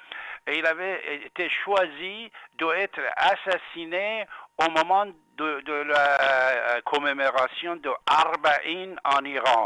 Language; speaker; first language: French; non-native, fluent; Persian